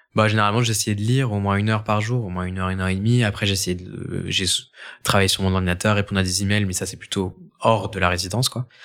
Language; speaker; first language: French; native; French